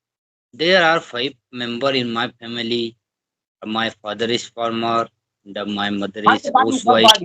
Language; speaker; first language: English; non-native, learner; Hindi